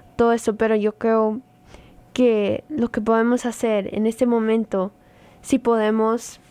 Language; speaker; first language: Spanish; native; Spanish